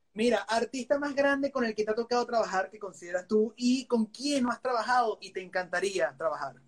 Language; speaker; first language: Spanish; native; Spanish